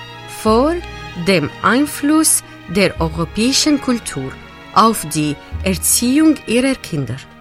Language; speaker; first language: German; non-native, fluent; Arabic